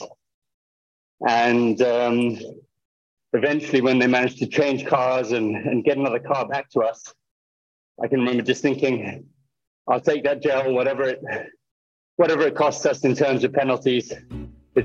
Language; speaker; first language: English; native; English